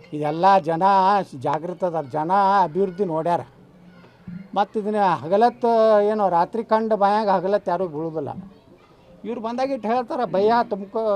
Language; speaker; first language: Kannada; native; Kannada